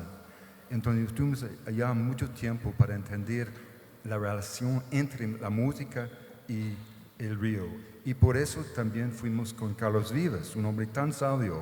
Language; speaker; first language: Spanish; non-native, fluent; English